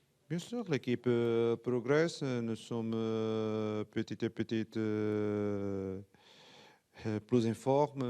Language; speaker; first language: French; non-native, fluent; Portuguese